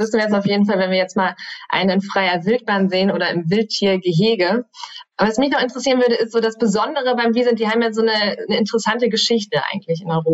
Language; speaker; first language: German; native; German